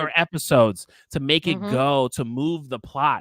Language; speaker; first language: English; native; English